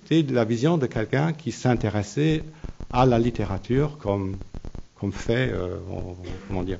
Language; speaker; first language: French; non-native, local second language; Luxembourgish